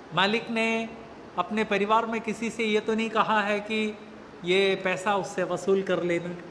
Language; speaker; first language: Hindi; native; Hindi